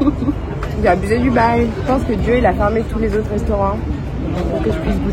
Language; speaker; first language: French; native; French